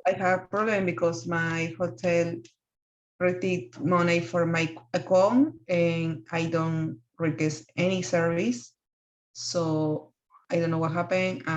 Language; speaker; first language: English; non-native, learner; Spanish